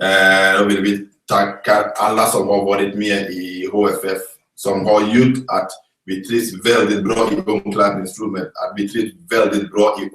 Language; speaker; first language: Swedish; non-native, fluent; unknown